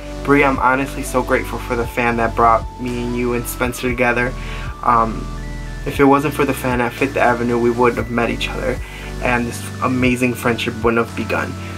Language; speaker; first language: English; early bilingual, other home language; Spanish